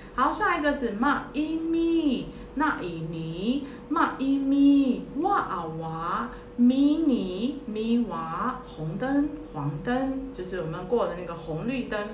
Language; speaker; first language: Chinese; early bilingual, heritage; Chinese